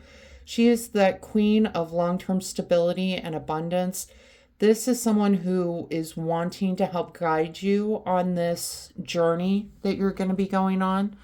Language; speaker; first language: English; native; English